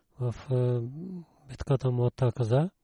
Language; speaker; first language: Bulgarian; non-native, learner; Urdu